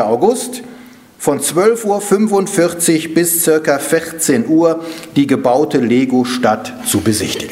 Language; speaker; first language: German; native; German